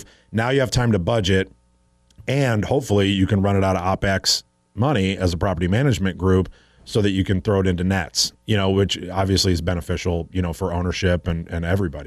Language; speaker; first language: English; native; English